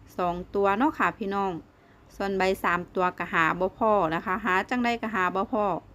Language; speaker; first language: Thai; non-native, local second language; Northeastern Thai